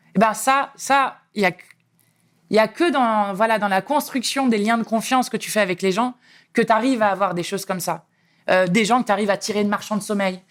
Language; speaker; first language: French; native; French